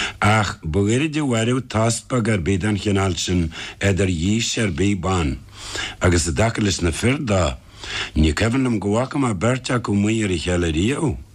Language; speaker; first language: Irish; native; Irish